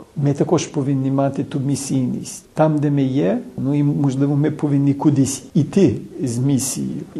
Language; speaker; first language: Ukrainian; early bilingual, heritage; Ukrainian